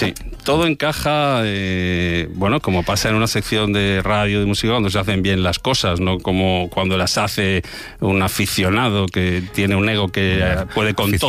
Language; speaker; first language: Spanish; native; Spanish